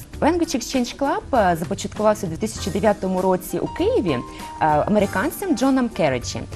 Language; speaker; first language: Ukrainian; non-native, local second language; Russian